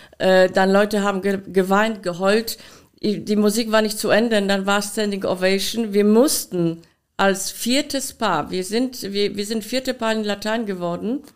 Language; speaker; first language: German; non-native, fluent; Polish